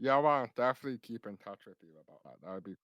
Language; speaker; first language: English; native; English